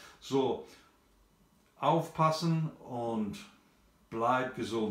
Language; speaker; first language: German; non-native, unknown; English